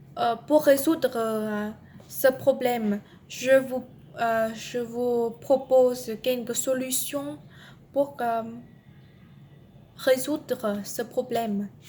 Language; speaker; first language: French; non-native, learner; Vietnamese